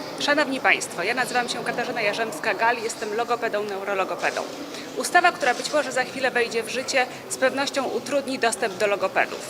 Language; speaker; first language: Polish; native; Polish